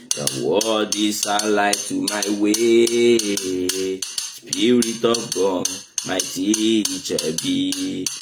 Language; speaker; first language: English; non-native, local second language; Yoruba